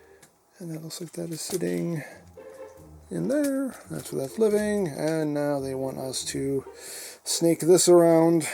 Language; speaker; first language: English; native; English